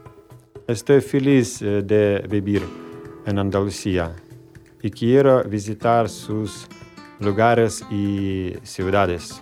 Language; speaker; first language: Spanish; non-native, learner; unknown